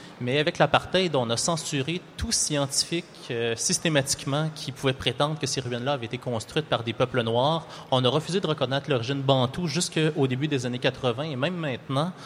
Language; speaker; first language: French; native; French